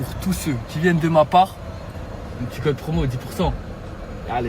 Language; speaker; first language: French; native; French